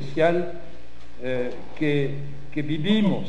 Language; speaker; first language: Spanish; non-native, fluent; French